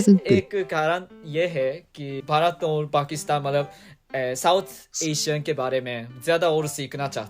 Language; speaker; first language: Hindi; non-native, fluent; Japanese